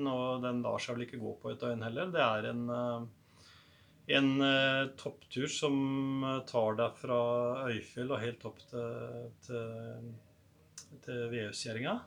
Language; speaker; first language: Norwegian; native; Norwegian